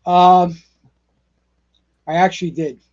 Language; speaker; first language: English; native; English